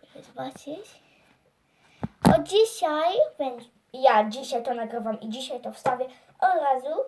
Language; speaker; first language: Polish; early bilingual, heritage; Polish